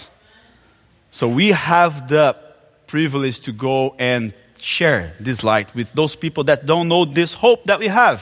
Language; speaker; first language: English; non-native, fluent; Portuguese